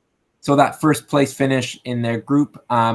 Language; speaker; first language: English; native; English